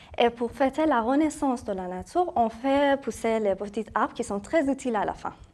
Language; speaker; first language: French; non-native, fluent; Persian